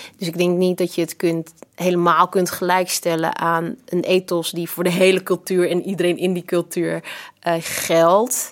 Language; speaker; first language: Dutch; early bilingual, other home language; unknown